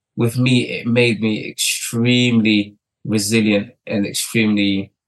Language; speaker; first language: English; early bilingual, other home language; Portuguese